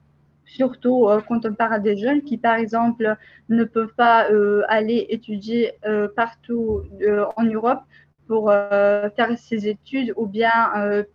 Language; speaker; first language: French; non-native, fluent; Albanian